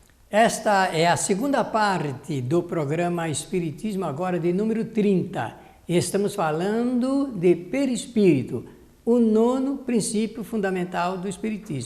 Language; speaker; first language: Portuguese; native; Portuguese